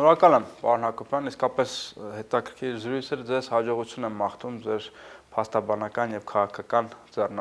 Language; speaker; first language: Armenian; native; Armenian